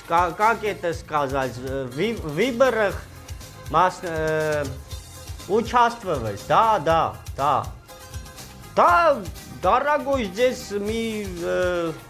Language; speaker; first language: Russian; non-native, learner; Armenian